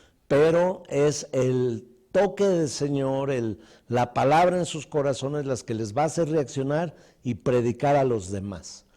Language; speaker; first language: Spanish; native; Spanish